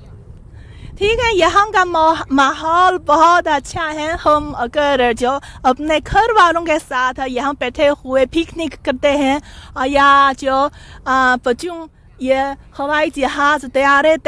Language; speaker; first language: Hindi; non-native, fluent; Chinese